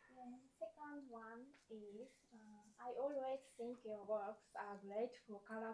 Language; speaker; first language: English; non-native, learner; Japanese